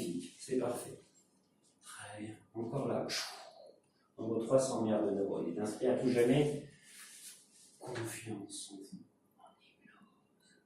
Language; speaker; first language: French; native; French